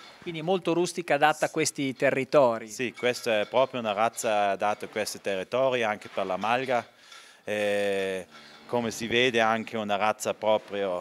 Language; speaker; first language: Italian; non-native, local second language; German